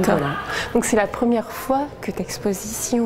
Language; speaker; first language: French; native; French